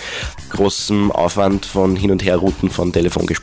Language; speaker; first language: German; native; German